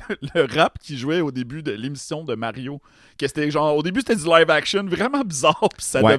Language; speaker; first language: French; native; French